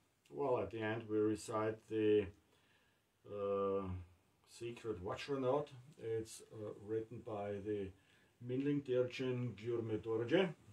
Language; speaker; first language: English; non-native, fluent; German